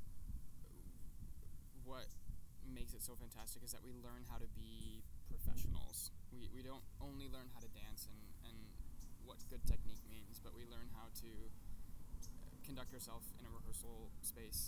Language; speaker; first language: English; native; English